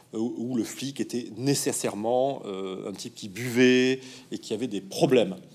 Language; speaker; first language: French; native; French